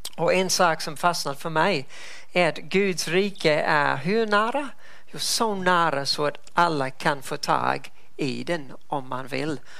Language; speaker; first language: Swedish; non-native, fluent; English